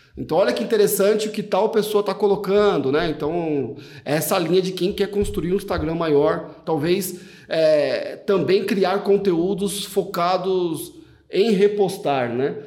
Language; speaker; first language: Portuguese; native; Portuguese